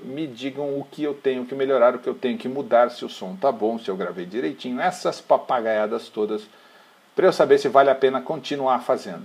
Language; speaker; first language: Portuguese; native; Portuguese